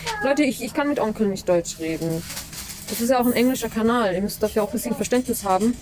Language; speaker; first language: German; early bilingual, other home language; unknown